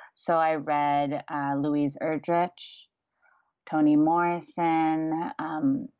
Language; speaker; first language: English; native; English